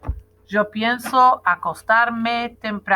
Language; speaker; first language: Spanish; non-native, fluent; English